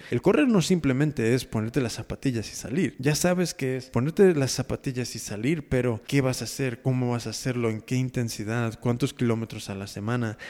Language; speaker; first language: Spanish; native; Spanish